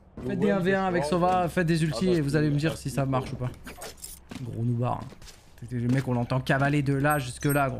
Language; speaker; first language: French; native; French